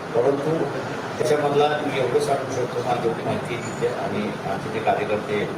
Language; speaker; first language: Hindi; non-native, local second language; Marathi